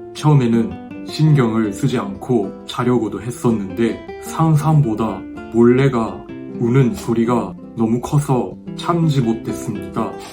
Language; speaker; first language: Korean; non-native, fluent; Japanese